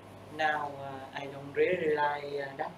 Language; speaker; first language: English; non-native, learner; Vietnamese